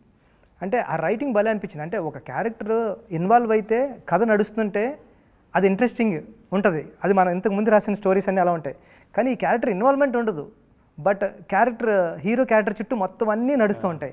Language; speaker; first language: Telugu; native; Telugu